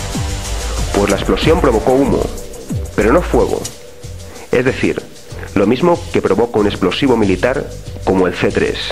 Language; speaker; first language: Spanish; native; Spanish